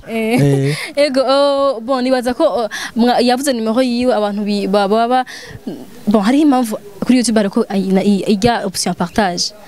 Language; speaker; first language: Rundi; native; Rundi